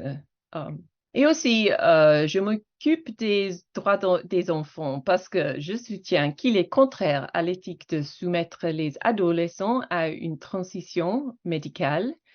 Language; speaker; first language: French; non-native, fluent; English